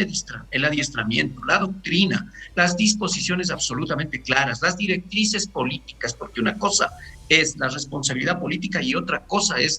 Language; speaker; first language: Spanish; native; Spanish